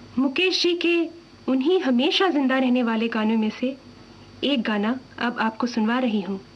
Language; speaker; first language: Hindi; non-native, local second language; Tamil